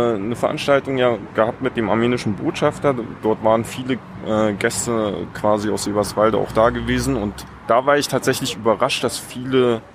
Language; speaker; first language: German; native; German